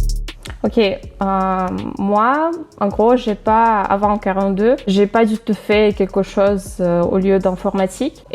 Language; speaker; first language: French; non-native, fluent; Russian